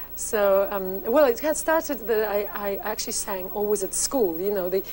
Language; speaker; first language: English; non-native, fluent; Polish